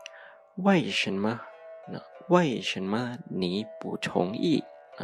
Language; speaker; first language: Chinese; non-native, fluent; Lao